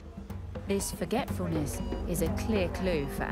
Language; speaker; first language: English; native; English